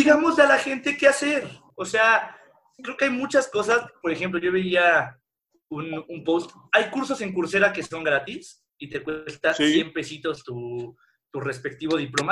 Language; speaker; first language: Spanish; native; Spanish